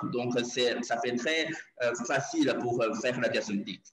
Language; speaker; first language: French; non-native, learner; Chinese